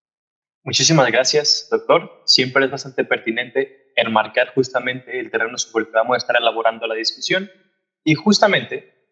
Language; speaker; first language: Spanish; native; Spanish